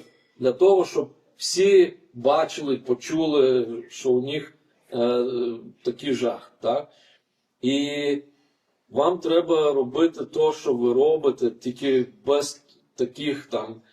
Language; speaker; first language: Ukrainian; non-native, fluent; Lithuanian